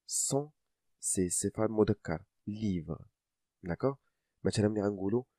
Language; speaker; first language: French; non-native, local second language; Arabic